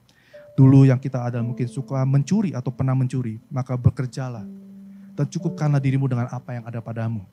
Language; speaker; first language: Indonesian; native; Indonesian